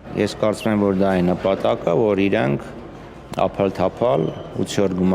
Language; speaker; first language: Armenian; native; Armenian